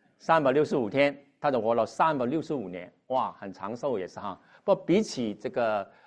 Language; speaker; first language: Chinese; non-native, local second language; Cantonese